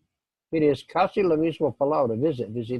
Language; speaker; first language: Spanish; non-native, fluent; English